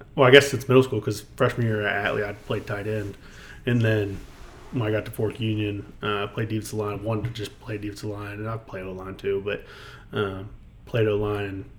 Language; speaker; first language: English; native; English